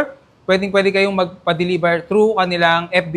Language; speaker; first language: Filipino; native; Filipino